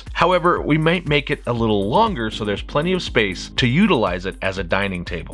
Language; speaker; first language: English; native; English